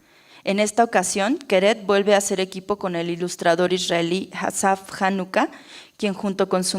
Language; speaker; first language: Spanish; native; Spanish